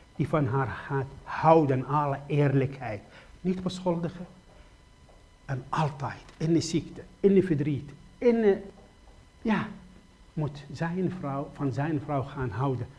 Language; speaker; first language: Dutch; non-native, fluent; Arabic